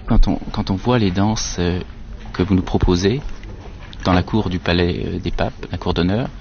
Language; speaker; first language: French; native; French